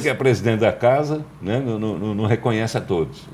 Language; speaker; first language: Portuguese; native; Portuguese